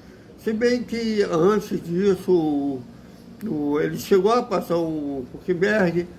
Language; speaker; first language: Portuguese; native; Portuguese